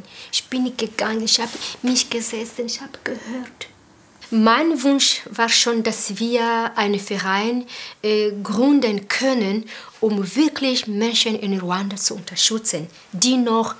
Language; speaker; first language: German; non-native, learner; Kinyarwanda